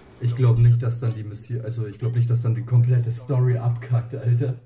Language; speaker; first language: German; native; German